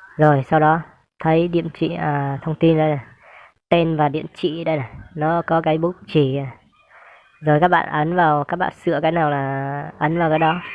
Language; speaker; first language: Vietnamese; non-native, local second language; Hmong